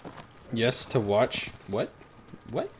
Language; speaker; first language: English; native; English